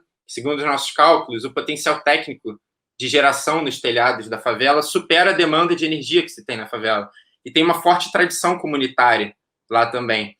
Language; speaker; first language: Portuguese; native; Portuguese